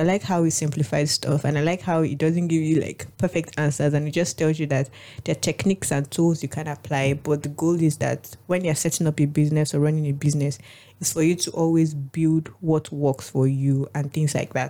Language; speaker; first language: English; non-native, local second language; Yoruba